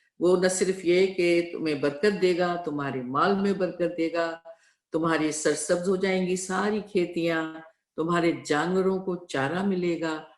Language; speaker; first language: Urdu; non-native, local second language; Sindhi